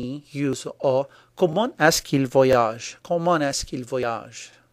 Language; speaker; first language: French; non-native, fluent; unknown